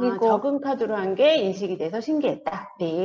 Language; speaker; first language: Korean; native; Korean